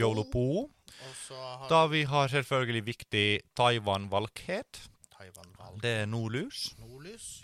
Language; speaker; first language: Norwegian; non-native, fluent; Finnish